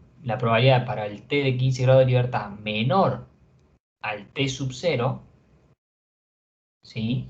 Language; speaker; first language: Spanish; native; Spanish